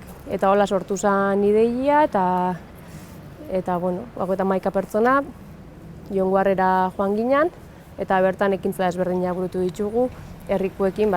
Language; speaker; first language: Basque; native; Basque